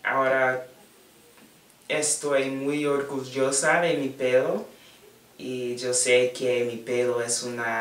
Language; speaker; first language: Spanish; non-native, learner; English